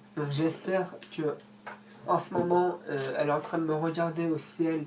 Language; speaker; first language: French; early bilingual, other home language; Russian